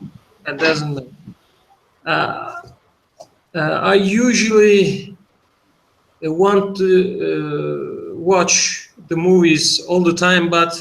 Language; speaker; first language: English; non-native, learner; Turkish